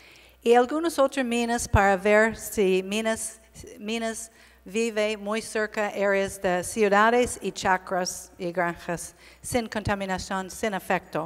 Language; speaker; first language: Spanish; non-native, learner; English